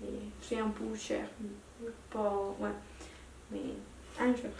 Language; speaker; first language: French; non-native, local second language; Spanish